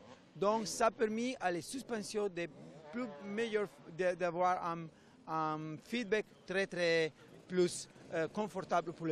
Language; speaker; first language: French; non-native, fluent; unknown